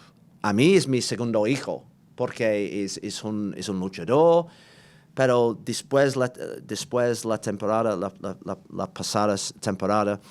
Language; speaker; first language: Spanish; non-native, learner; English